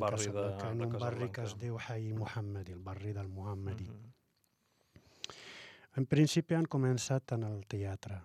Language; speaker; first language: Catalan; non-native, fluent; Arabic